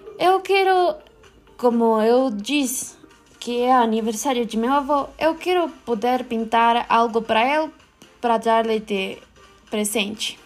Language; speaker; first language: Portuguese; non-native, learner; Spanish